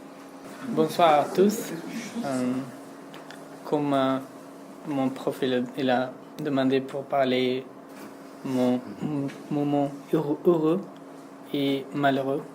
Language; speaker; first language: French; non-native, learner; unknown